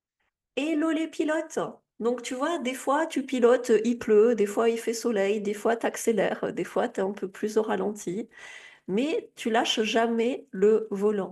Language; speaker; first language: French; native; French